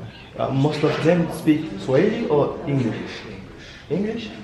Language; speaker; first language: English; non-native, learner; French